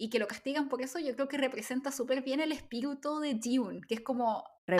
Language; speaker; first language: Spanish; native; Spanish